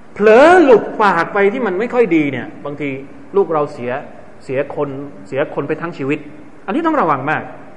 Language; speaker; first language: Thai; non-native, local second language; Malay